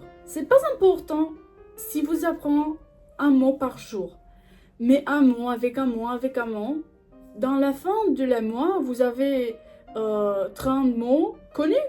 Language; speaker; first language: French; non-native, learner; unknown